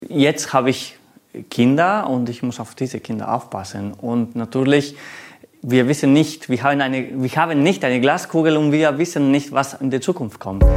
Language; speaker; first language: German; non-native, learner; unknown